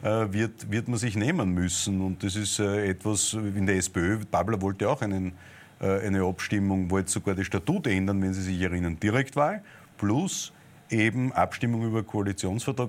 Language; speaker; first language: German; native; German